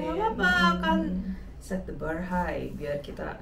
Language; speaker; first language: Indonesian; native; Indonesian